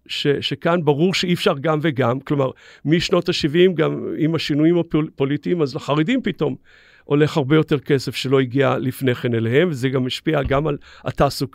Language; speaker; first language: Hebrew; native; Hebrew